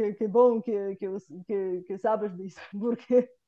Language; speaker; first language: Portuguese; non-native, fluent; Bulgarian